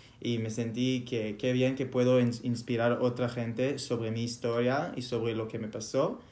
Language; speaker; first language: Spanish; non-native, fluent; Hebrew